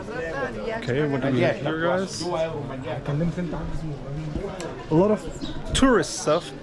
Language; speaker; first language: English; non-native, fluent; Turkish